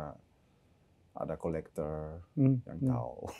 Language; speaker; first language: Indonesian; early bilingual, heritage; German